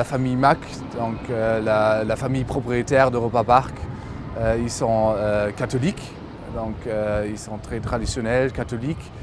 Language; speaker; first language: French; non-native, fluent; German